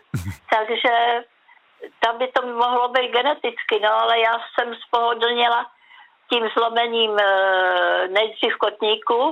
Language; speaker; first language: Czech; native; Czech